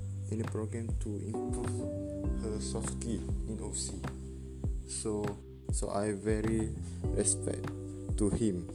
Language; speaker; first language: English; non-native, learner; Malay